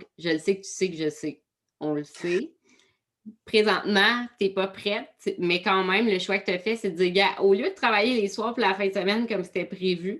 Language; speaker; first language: French; native; French